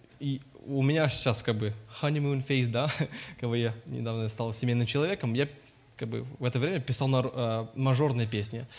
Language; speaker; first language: Russian; early bilingual, heritage; Russian